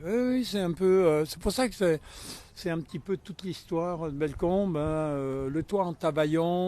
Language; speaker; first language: French; native; French